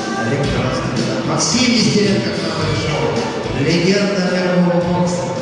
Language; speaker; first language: Russian; native; Russian